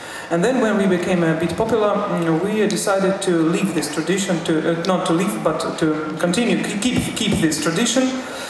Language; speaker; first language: English; non-native, fluent; Russian